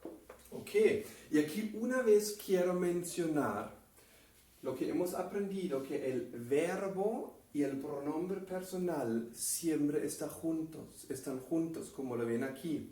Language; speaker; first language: Spanish; non-native, fluent; German